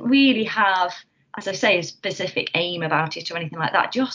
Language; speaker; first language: English; native; English